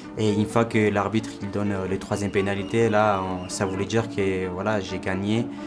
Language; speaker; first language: French; non-native, fluent; Georgian